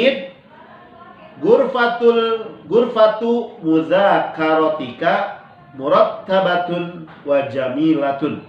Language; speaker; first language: Arabic; non-native, fluent; Indonesian